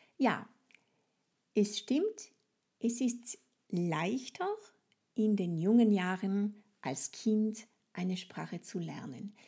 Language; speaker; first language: German; non-native, fluent; French